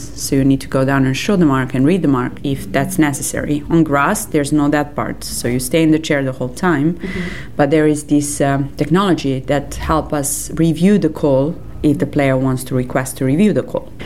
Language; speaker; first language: English; non-native, fluent; Serbian